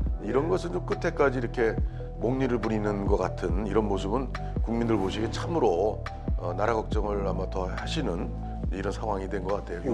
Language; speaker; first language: Korean; native; Korean